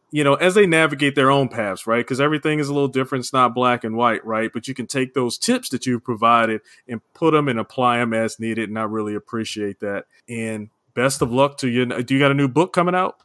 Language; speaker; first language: English; native; English